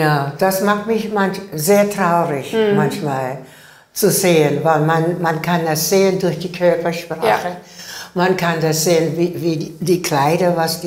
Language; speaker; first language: German; non-native, learner; English